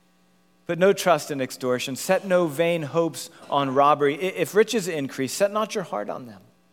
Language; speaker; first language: English; native; English